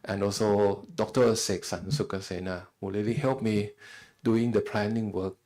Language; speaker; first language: English; non-native, fluent; Thai